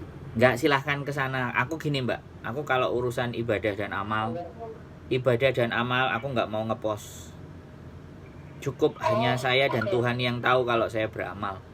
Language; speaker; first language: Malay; non-native, local second language; Javanese